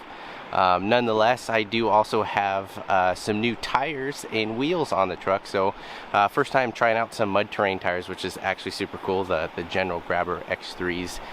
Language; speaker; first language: English; native; English